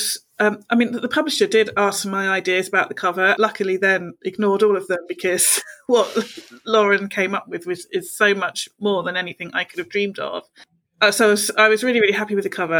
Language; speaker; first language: English; native; English